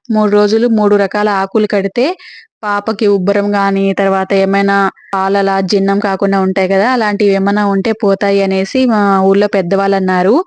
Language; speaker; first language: Telugu; non-native, local second language; Lambadi